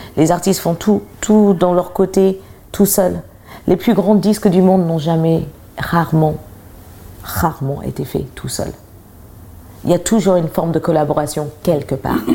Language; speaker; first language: French; early bilingual, other home language; English